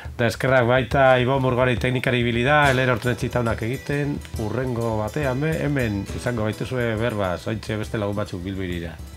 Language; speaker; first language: Basque; native; Basque